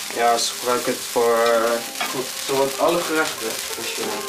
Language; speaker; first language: Dutch; early bilingual, other home language; Cantonese